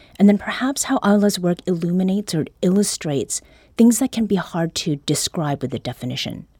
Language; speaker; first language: English; early bilingual, other home language; Korean